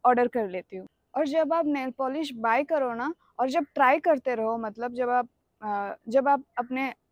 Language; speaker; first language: Hindi; non-native, local second language; Odia